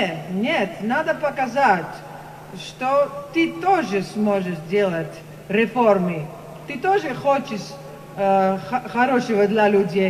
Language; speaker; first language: Russian; non-native, learner; Dutch